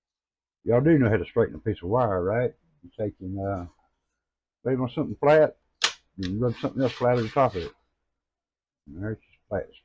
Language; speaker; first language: English; native; English